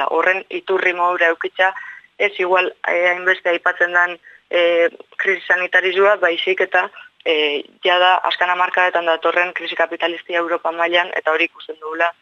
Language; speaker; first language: Basque; native; Basque